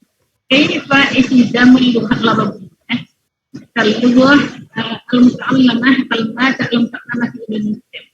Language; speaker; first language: Arabic; non-native, learner; Indonesian